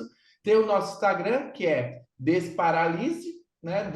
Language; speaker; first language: Portuguese; native; Portuguese